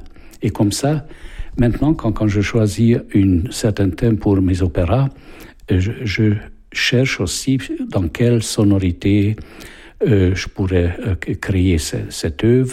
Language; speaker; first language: French; non-native, fluent; Hungarian